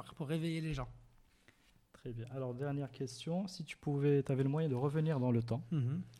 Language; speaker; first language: French; non-native, local second language; Arabic